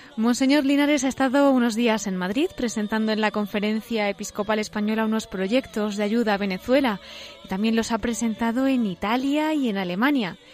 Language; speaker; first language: Spanish; native; Spanish